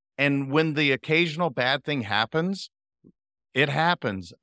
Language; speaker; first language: English; native; English